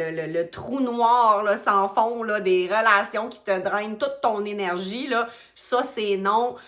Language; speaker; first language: French; native; French